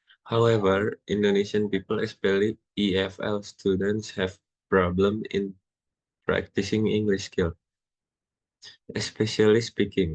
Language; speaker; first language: English; non-native, learner; Indonesian